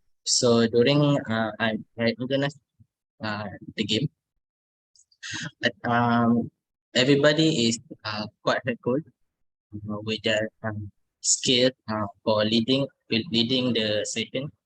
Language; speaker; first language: English; non-native, learner; Malay